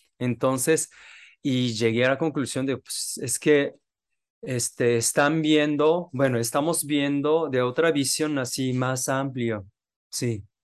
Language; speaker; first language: Spanish; non-native, fluent; Japanese